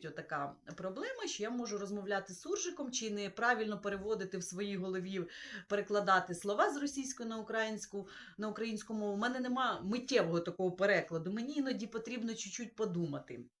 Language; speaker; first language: Ukrainian; non-native, local second language; Russian